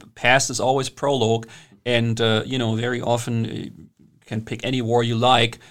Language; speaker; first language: English; non-native, fluent; German